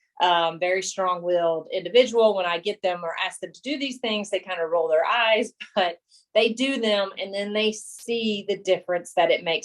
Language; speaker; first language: English; native; English